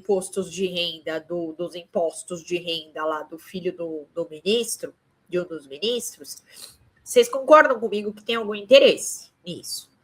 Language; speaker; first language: Portuguese; native; Portuguese